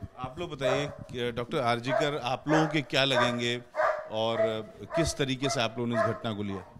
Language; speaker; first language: Hindi; native; Hindi